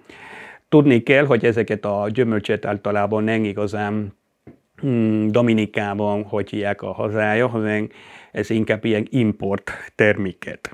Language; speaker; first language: Hungarian; non-native, fluent; Spanish